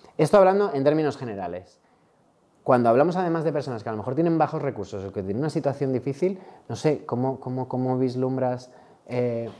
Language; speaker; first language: Spanish; native; Spanish